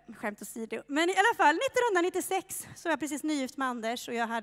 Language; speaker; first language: Swedish; native; Swedish